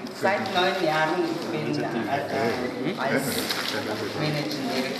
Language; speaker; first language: German; non-native, learner; Mongolian